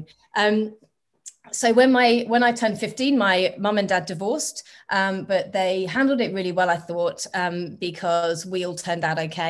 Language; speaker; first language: English; native; English